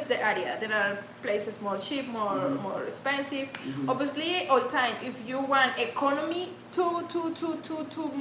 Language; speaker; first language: English; non-native, learner; Spanish